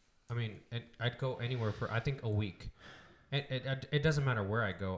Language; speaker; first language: English; early bilingual, other home language; Spanish